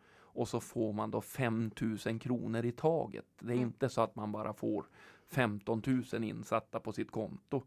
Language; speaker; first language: Swedish; native; Swedish